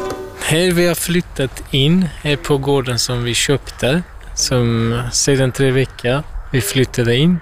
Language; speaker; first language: Swedish; non-native, fluent; Kurdish